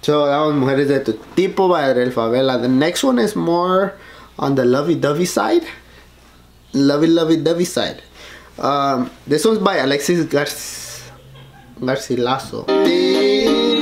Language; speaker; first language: English; early bilingual, other home language; Spanish